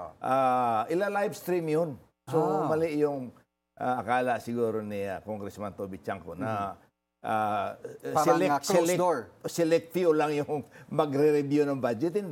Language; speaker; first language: Filipino; non-native, local second language; Cebuano